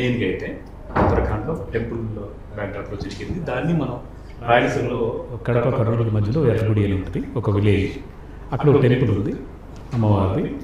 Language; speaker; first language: Telugu; native; Telugu